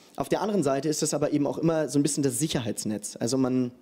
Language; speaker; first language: German; native; German